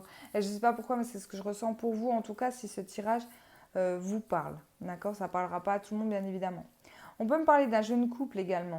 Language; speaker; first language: French; native; French